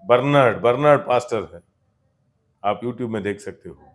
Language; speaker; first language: Hindi; non-native, local second language; Kannada